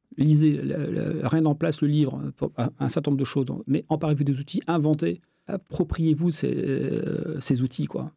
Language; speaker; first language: French; native; French